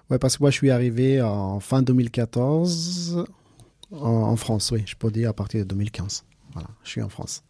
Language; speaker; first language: French; non-native, fluent; Persian